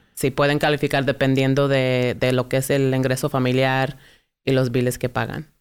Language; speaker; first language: Spanish; early bilingual, heritage; Spanish